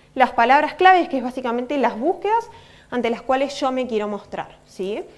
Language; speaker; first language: Spanish; native; Spanish